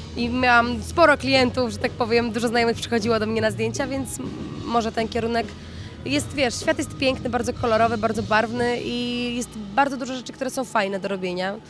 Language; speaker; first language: Polish; native; Polish